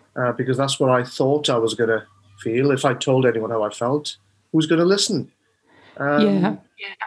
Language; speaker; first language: English; native; English